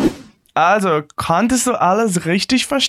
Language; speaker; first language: German; non-native, fluent; Portuguese